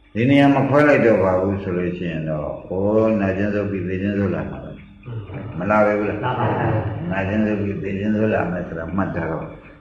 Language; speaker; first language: Burmese; native; Burmese